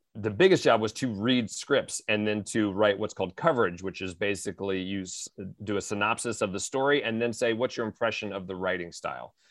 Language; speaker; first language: English; native; English